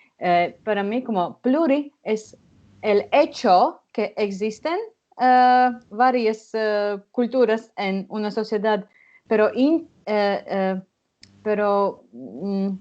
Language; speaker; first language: Spanish; non-native, fluent; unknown